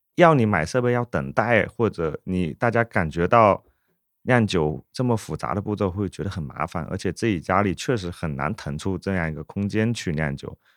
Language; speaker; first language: Chinese; native; Chinese